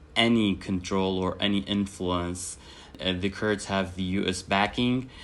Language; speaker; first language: English; non-native, fluent; Arabic